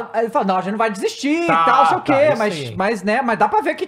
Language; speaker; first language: Portuguese; native; Portuguese